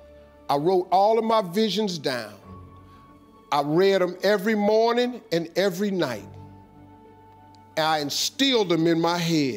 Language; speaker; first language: English; native; English